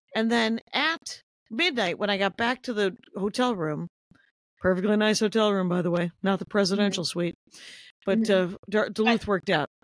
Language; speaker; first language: English; native; English